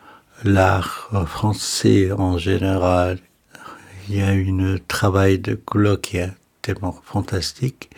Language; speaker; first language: French; non-native, fluent; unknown